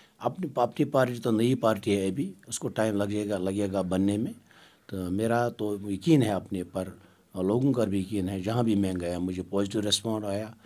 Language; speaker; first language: Hindi; non-native, local second language; Kashmiri